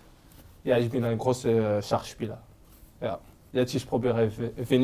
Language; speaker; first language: German; non-native, learner; French